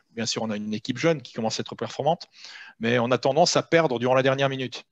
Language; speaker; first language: French; native; French